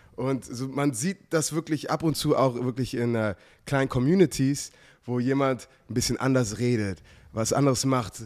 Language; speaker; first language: German; native; German